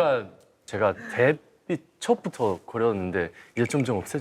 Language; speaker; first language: Korean; non-native, fluent; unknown